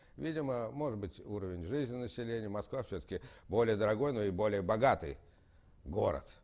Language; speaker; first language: Russian; native; Russian